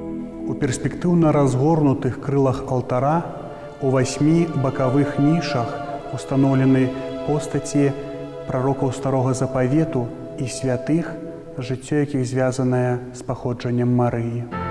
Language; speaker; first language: Belarusian; native; Belarusian